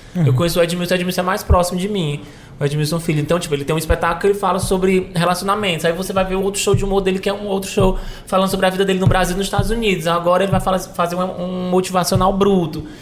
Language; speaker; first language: Portuguese; native; Portuguese